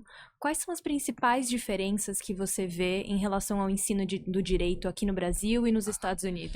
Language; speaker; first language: Portuguese; native; Portuguese